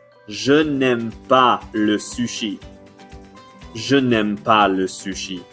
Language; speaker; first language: French; non-native, fluent; English